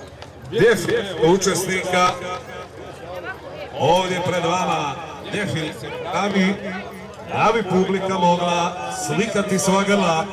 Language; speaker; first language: Serbian; native; Serbian